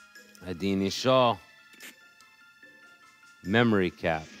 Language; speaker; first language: Russian; non-native, learner; English